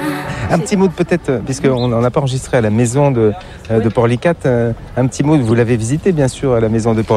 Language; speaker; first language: French; native; French